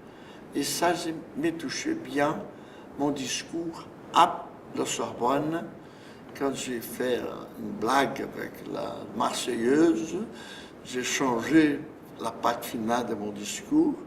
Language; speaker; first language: French; non-native, fluent; Portuguese